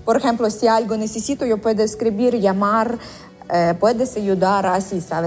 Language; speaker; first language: Spanish; non-native, learner; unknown